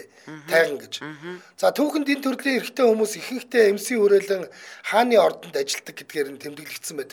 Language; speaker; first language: Mongolian; native; Mongolian